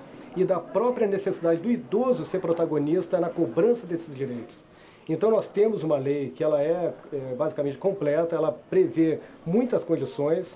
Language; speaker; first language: Portuguese; native; Portuguese